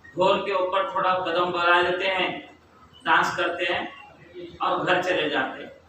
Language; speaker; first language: Hindi; non-native, local second language; Kannada